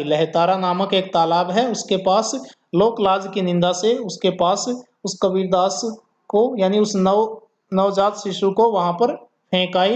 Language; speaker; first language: Hindi; native; Hindi